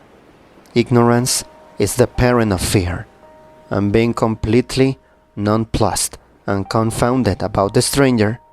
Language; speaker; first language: English; non-native, fluent; Spanish